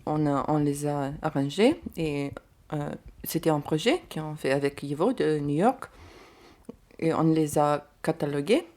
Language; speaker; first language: French; non-native, learner; Lithuanian